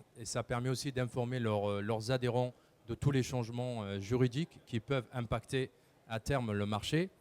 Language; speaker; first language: French; native; French